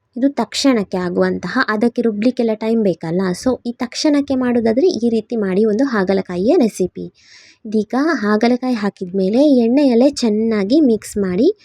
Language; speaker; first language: Kannada; non-native, local second language; Tulu